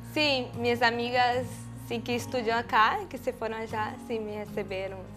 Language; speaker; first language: Spanish; non-native, learner; Portuguese